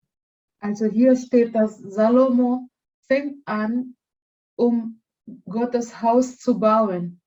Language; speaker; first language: German; non-native, learner; Indonesian